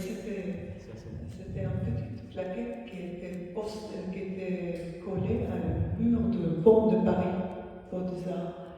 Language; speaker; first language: French; non-native, fluent; Arabic